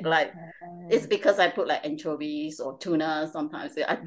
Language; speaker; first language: English; non-native, local second language; Chinese